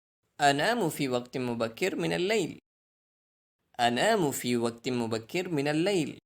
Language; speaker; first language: Arabic; non-native, fluent; Urdu